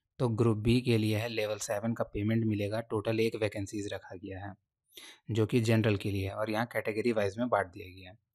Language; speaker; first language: Hindi; native; Hindi